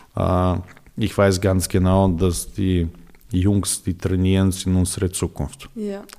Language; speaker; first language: German; non-native, fluent; Serbian